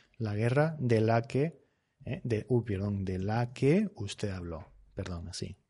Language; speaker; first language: Spanish; native; Spanish